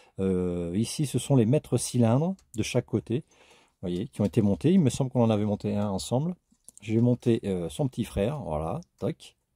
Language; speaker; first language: French; native; French